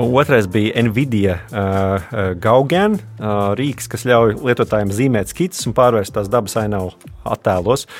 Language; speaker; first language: Latvian; native; Latvian